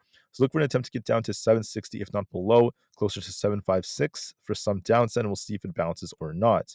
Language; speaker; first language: English; native; English